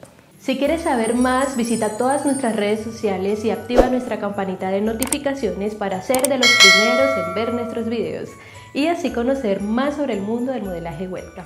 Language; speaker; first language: Spanish; native; Spanish